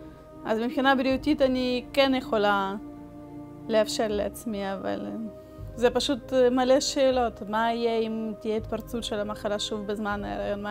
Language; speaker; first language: Hebrew; early bilingual, other home language; Russian